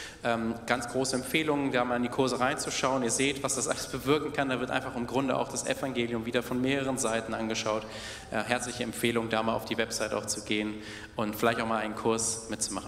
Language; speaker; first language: German; native; German